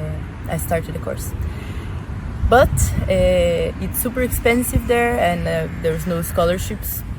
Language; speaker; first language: English; non-native, fluent; Portuguese